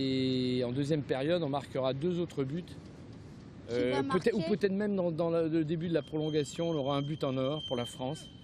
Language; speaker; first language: French; native; French